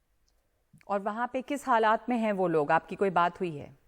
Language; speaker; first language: Hindi; native; Hindi